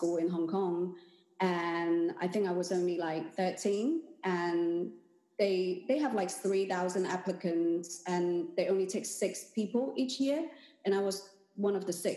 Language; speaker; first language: English; non-native, local second language; Cantonese